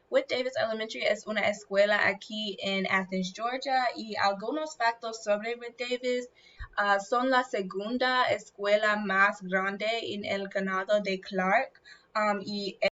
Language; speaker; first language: Spanish; non-native, learner; English